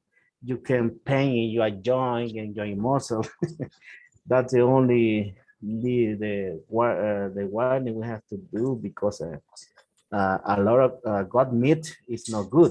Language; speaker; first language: English; non-native, learner; Spanish